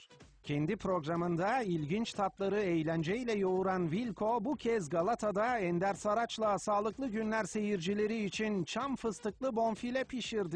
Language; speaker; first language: Turkish; native; Turkish